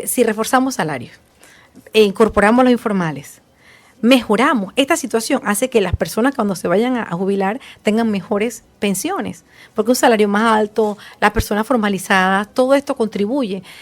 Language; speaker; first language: Spanish; native; Spanish